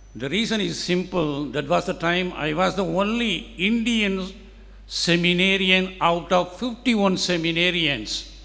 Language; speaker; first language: English; non-native, local second language; Tamil